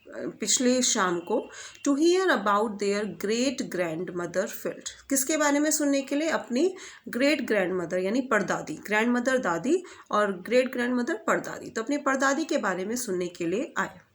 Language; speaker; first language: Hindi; native; Hindi